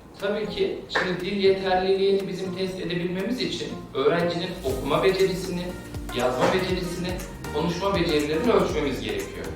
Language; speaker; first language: Turkish; native; Turkish